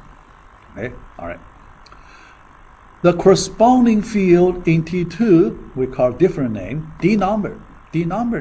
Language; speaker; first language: English; non-native, fluent; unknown